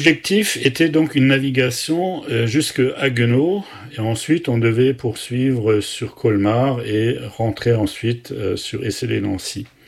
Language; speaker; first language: French; native; French